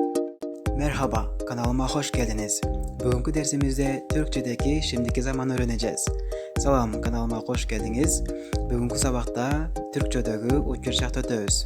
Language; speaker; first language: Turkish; non-native, fluent; Kyrgyz